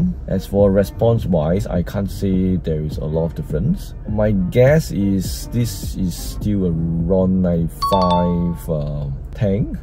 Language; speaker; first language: English; native; English